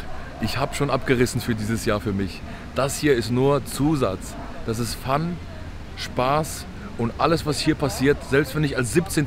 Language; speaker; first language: German; native; German